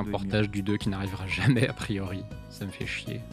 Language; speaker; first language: French; native; French